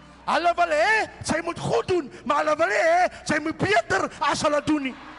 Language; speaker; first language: Afrikaans; early bilingual, heritage; Afrikaans